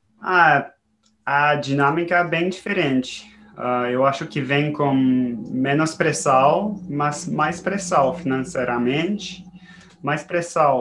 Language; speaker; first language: Portuguese; non-native, fluent; French